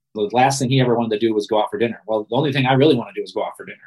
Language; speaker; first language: English; native; English